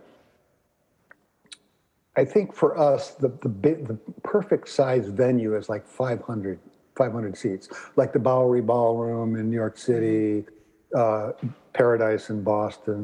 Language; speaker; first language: English; native; English